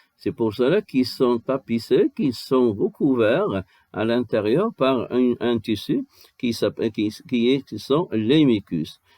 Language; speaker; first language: French; non-native, local second language; Arabic